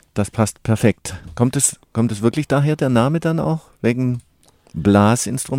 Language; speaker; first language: German; native; German